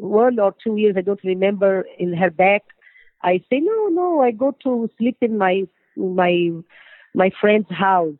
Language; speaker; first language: English; non-native, learner; Portuguese